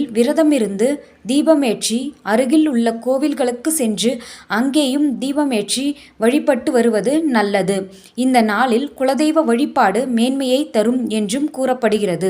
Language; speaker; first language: Tamil; native; Tamil